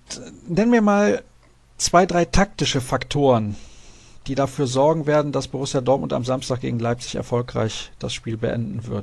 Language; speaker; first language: German; native; German